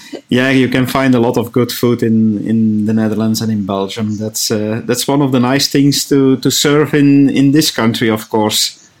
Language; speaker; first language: English; non-native, fluent; Dutch